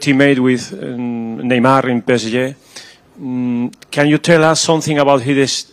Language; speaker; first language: English; non-native, learner; Spanish